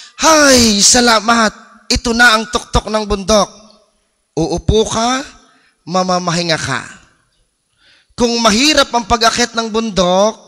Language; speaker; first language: Filipino; native; Filipino